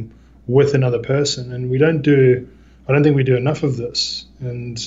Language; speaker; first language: English; native; English